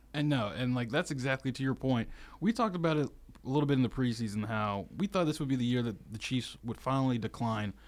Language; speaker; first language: English; native; English